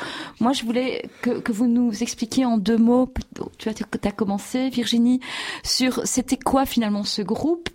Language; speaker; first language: French; native; French